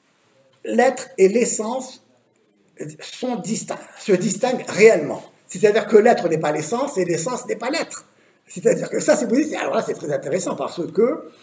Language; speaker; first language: French; native; French